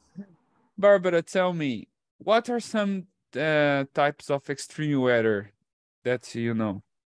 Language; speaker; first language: English; non-native, fluent; Portuguese